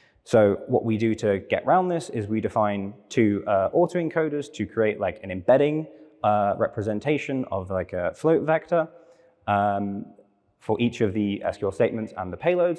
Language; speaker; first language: English; native; English